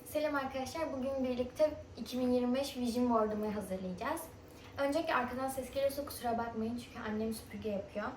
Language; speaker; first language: Turkish; early bilingual, other home language; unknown